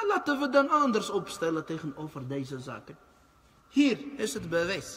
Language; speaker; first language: Dutch; early bilingual, other home language; Arabic